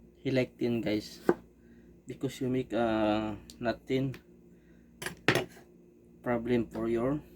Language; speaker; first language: English; non-native, local second language; Filipino